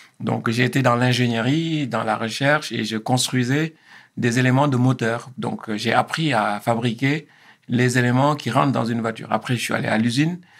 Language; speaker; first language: French; non-native, local second language; Wolof